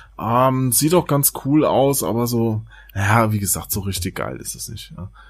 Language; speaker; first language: German; native; German